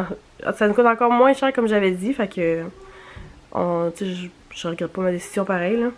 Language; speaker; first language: French; native; French